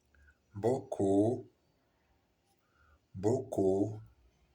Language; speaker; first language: French; non-native, learner; Portuguese